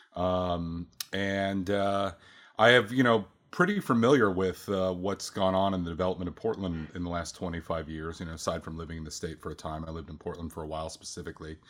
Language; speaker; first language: English; native; English